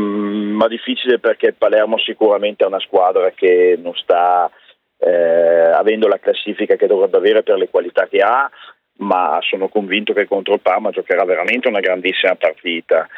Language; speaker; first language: Italian; native; Italian